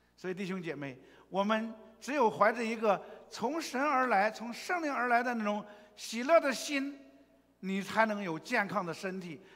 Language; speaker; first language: Chinese; native; Chinese